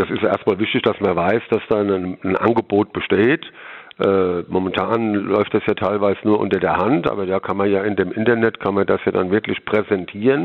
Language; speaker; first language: German; native; German